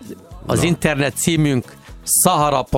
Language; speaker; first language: Hungarian; non-native, learner; Arabic